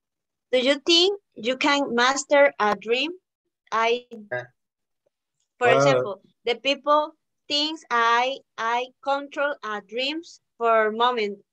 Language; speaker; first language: English; non-native, learner; Spanish